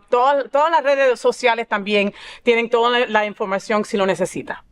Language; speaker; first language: Spanish; early bilingual, other home language; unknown